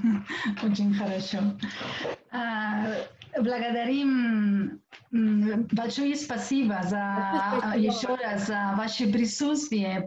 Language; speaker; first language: Russian; non-native, fluent; Catalan